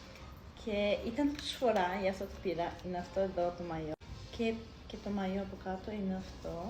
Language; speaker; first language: Greek; non-native, fluent; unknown